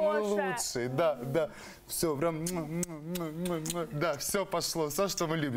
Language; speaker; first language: Russian; native; Russian